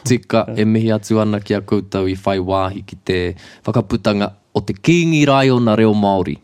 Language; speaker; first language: Māori; non-native, local second language; English